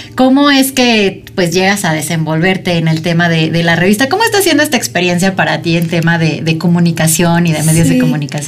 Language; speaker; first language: Spanish; native; Spanish